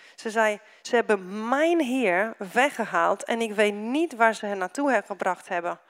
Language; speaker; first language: Dutch; non-native, fluent; Romanian